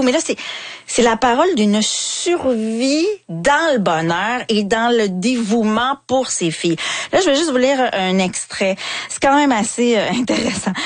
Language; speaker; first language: French; native; French